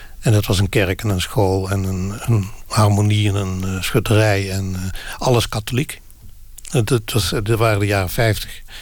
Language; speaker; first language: Dutch; native; Dutch